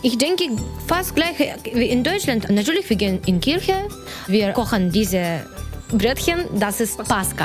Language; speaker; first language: German; non-native, learner; Ukrainian